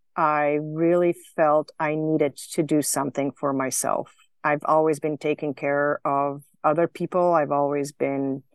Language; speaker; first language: English; non-native, fluent; Slovenian